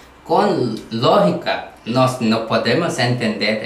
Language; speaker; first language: Spanish; non-native, learner; Korean